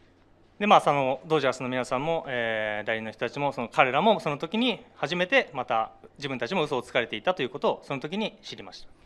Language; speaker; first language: Japanese; native; Japanese